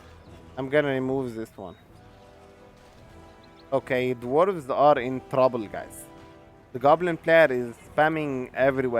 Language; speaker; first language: English; non-native, fluent; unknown